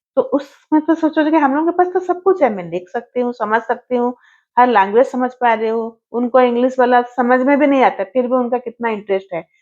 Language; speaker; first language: Hindi; non-native, local second language; Odia